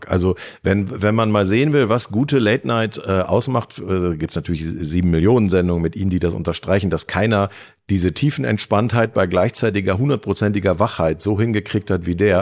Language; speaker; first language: German; native; German